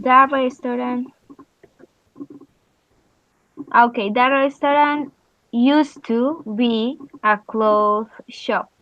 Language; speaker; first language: English; non-native, learner; Spanish